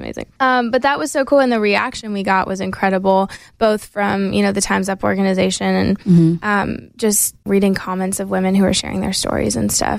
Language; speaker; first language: English; native; English